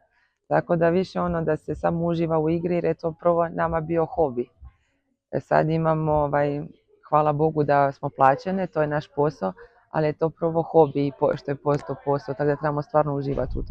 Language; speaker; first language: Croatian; early bilingual, heritage; Croatian